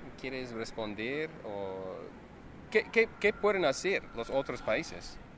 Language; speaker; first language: Spanish; non-native, learner; English